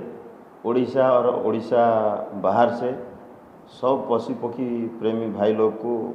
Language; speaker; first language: Hindi; non-native, local second language; Odia